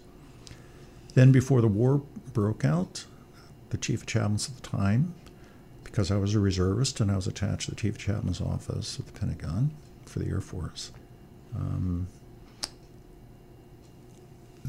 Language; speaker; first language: English; native; English